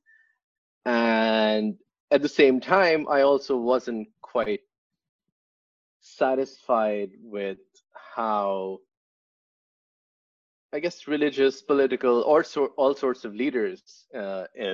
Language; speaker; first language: English; non-native, local second language; Urdu